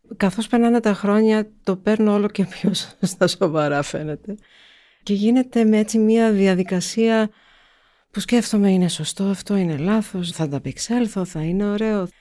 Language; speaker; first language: Greek; early bilingual, heritage; Greek